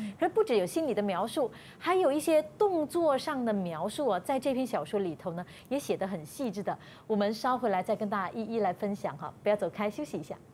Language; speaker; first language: Chinese; native; Chinese